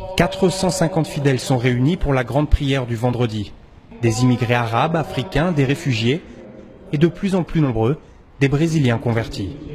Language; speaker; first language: French; native; French